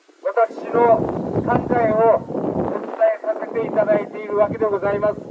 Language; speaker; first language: Japanese; native; Japanese